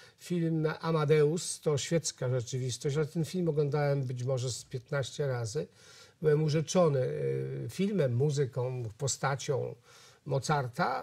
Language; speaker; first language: Polish; native; Polish